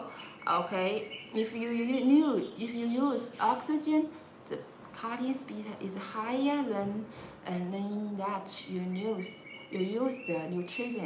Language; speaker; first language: English; non-native, learner; Chinese